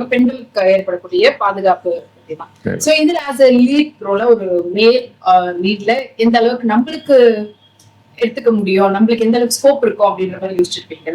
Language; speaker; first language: Tamil; native; Tamil